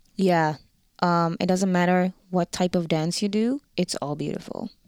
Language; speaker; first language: English; non-native, fluent; Dutch